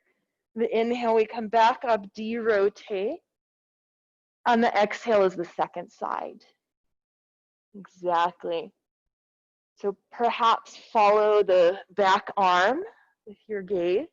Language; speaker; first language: English; native; English